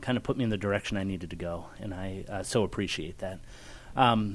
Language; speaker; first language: English; native; English